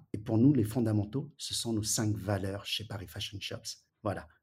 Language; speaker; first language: French; early bilingual, other home language; Wu Chinese